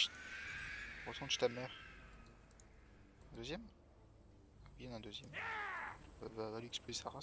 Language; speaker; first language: French; native; French